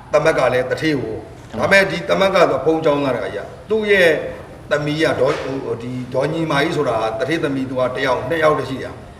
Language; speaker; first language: Burmese; native; Burmese